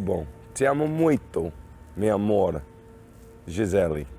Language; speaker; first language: Portuguese; non-native, learner; English